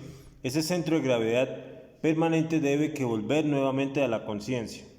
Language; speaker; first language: Spanish; native; Spanish